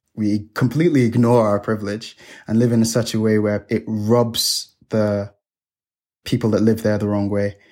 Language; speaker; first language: English; native; English